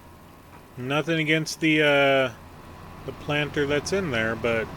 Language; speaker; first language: English; native; English